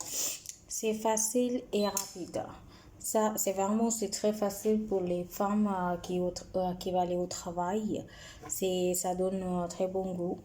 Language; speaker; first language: French; non-native, learner; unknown